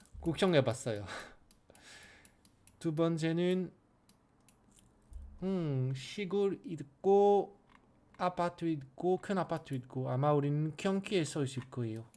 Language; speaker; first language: Korean; non-native, learner; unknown